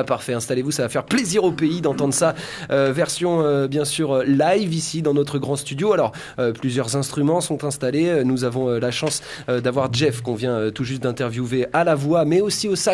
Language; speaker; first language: French; native; French